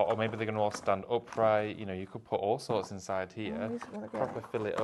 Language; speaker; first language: English; native; English